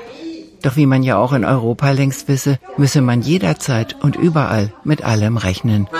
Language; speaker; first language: German; native; German